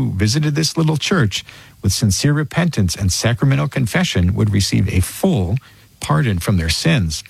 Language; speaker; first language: English; native; English